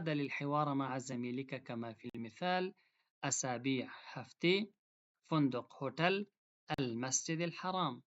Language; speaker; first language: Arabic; non-native, fluent; Pashto